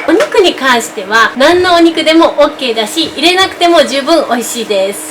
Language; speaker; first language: Japanese; native; Japanese